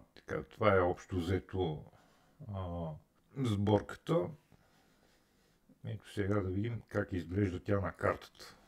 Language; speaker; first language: Bulgarian; native; Bulgarian